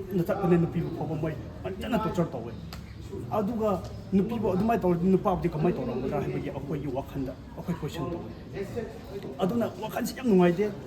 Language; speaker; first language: Manipuri; non-native, local second language; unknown